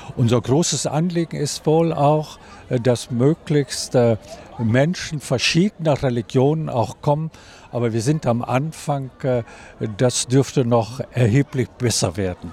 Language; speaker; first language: German; native; German